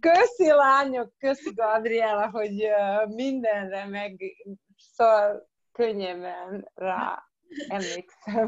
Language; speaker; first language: Hungarian; early bilingual, heritage; Croatian